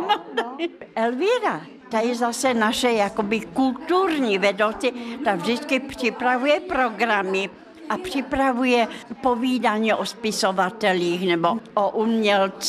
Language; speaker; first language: Czech; non-native, fluent; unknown